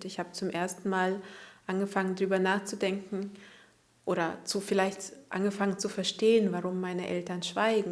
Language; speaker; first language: German; early bilingual, other home language; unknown